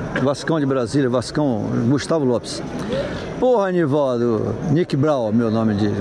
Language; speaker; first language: Portuguese; native; Portuguese